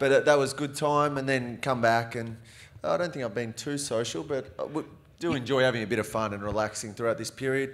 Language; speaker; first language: English; native; English